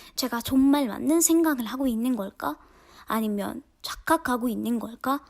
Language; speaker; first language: Korean; non-native, fluent; Arabic